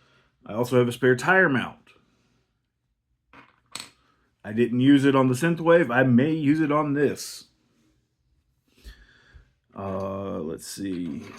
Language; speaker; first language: English; native; English